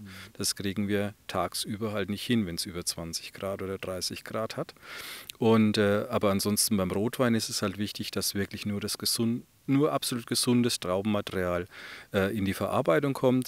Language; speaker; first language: German; native; German